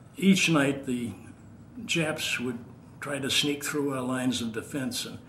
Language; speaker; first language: English; native; English